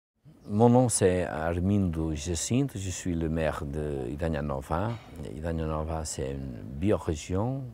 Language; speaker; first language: French; non-native, fluent; Portuguese